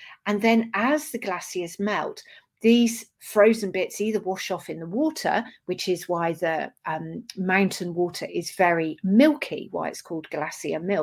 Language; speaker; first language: English; native; English